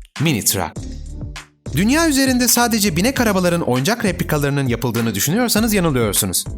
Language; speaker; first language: Turkish; native; Turkish